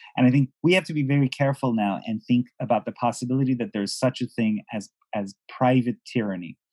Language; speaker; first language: English; non-native, fluent; Persian